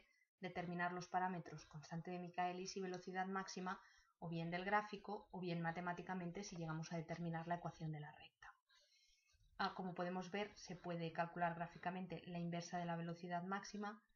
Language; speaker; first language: Spanish; native; Spanish